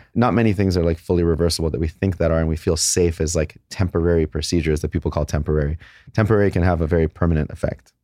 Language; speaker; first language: English; native; English